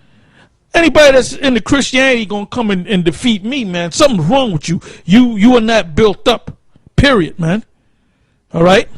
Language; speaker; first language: English; native; English